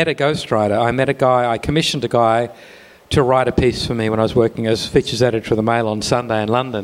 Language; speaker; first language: English; native; English